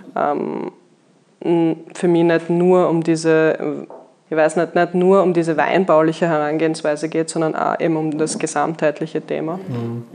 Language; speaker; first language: German; native; German